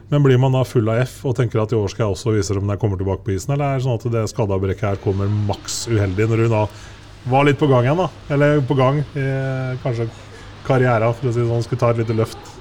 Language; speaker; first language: Norwegian; native; Norwegian